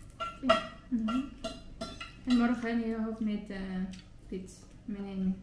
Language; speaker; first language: Dutch; non-native, learner; Filipino